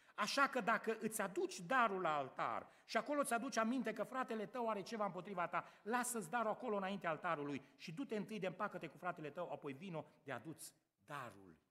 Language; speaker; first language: Romanian; native; Romanian